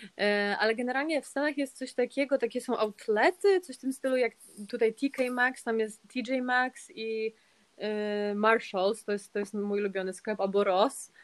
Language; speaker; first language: Polish; early bilingual, heritage; Polish